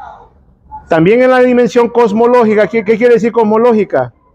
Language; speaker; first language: Spanish; native; Spanish